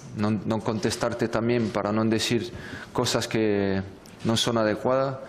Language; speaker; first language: Spanish; non-native, fluent; French